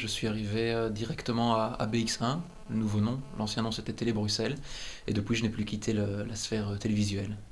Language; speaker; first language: French; native; French